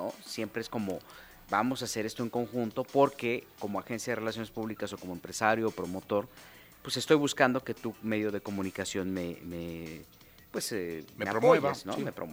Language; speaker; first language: Spanish; native; Spanish